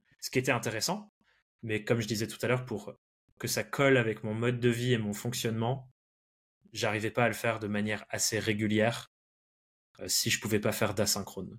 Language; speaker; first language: French; early bilingual, other home language; English